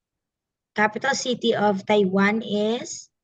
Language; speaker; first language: English; non-native, fluent; Filipino